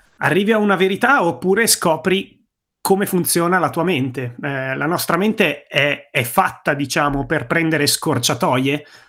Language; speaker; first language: Italian; native; Italian